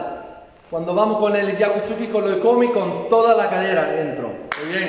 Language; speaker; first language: Spanish; non-native, fluent; Italian